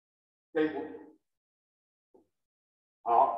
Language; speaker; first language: Chinese; native; Chinese